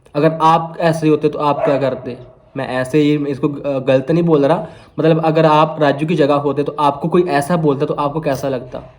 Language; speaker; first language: Hindi; non-native, local second language; Punjabi